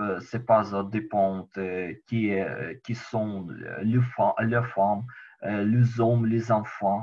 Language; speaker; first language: French; non-native, learner; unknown